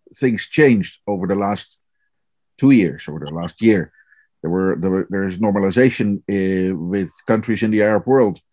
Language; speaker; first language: English; non-native, fluent; Dutch